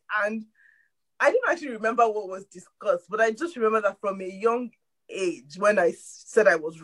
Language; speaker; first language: English; non-native, local second language; Yoruba